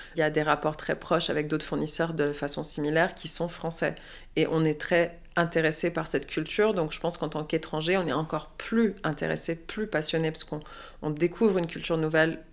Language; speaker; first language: French; native; French